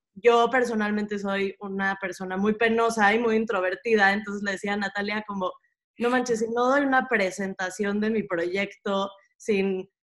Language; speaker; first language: Spanish; native; Spanish